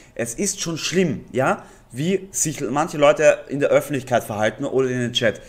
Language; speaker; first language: German; native; German